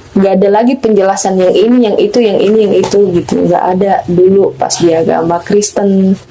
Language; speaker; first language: Indonesian; non-native, local second language; Batak Toba